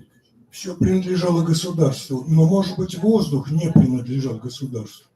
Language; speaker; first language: Russian; native; Russian